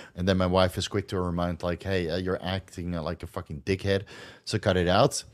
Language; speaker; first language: English; non-native, fluent; Dutch